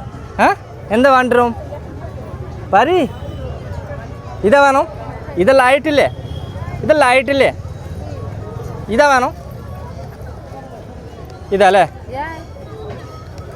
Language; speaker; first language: Malayalam; non-native, learner; Bangla